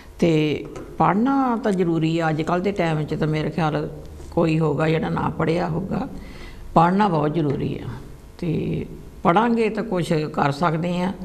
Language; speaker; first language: Punjabi; native; Punjabi